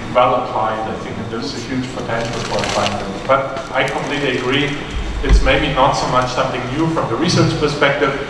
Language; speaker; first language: English; non-native, fluent; German